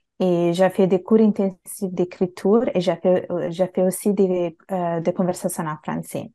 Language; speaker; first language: French; non-native, fluent; Bangla